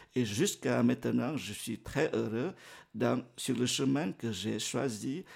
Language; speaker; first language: French; non-native, fluent; Vietnamese